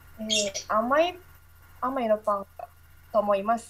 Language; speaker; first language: Japanese; non-native, learner; Indonesian